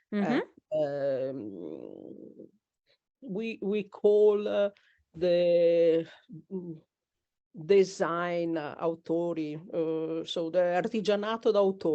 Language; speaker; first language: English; non-native, learner; Italian